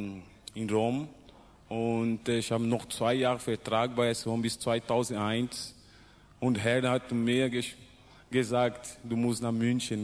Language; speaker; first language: German; non-native, learner; Portuguese